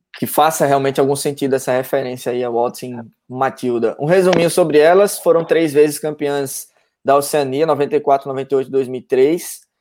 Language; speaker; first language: Portuguese; native; Portuguese